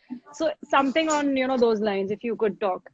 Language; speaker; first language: English; non-native, local second language; Hindi